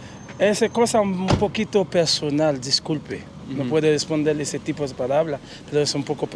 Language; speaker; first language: Spanish; non-native, learner; Haitian Creole